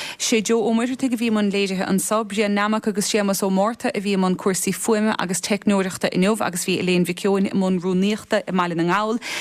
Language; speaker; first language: Irish; native; Irish